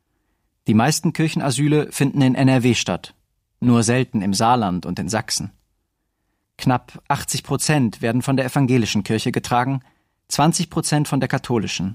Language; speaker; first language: German; native; German